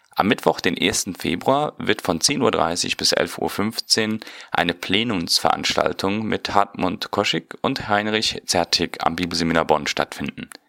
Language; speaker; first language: German; early bilingual, heritage; German